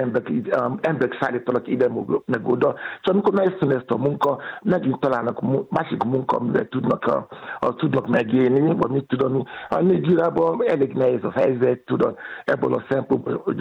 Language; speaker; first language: Hungarian; non-native, learner; Yoruba